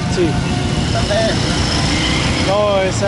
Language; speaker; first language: Spanish; non-native, learner; Portuguese